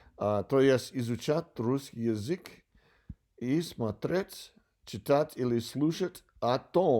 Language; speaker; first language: Russian; non-native, learner; English